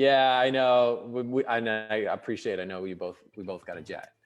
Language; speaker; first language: English; native; English